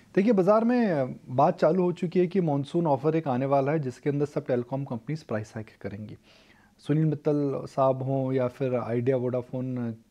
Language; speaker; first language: Hindi; native; Hindi